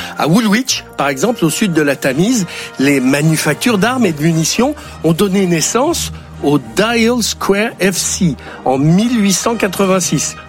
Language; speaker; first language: French; native; French